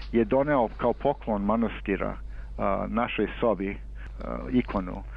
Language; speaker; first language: Serbian; early bilingual, heritage; Serbian